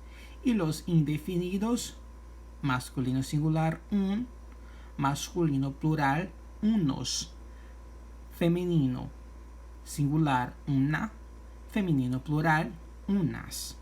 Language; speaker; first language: Spanish; non-native, fluent; Portuguese